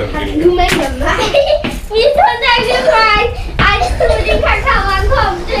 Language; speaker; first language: German; native; German